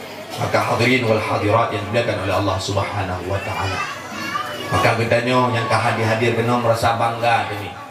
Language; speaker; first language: Indonesian; non-native, local second language; Achinese